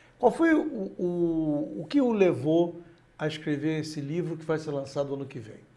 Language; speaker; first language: Portuguese; native; Portuguese